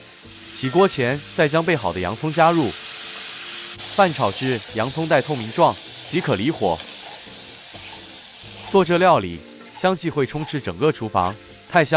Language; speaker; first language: Chinese; native; Chinese